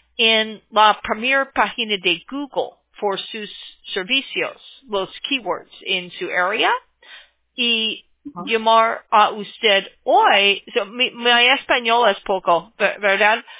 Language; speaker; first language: Spanish; non-native, learner; English